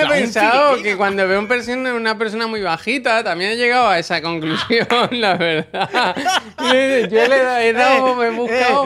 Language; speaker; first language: Spanish; native; Spanish